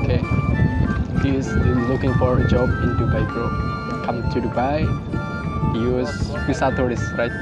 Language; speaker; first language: English; non-native, learner; Indonesian